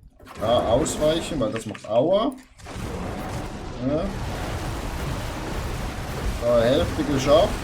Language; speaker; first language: German; native; German